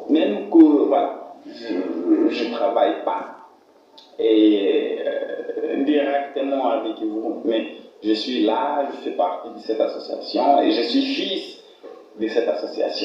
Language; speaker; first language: French; non-native, fluent; Portuguese